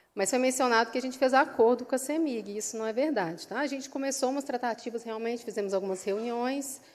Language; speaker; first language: Portuguese; native; Portuguese